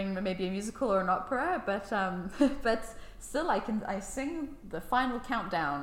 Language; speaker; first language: English; native; English